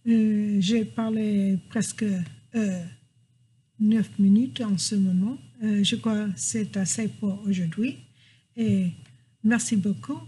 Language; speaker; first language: French; non-native, fluent; English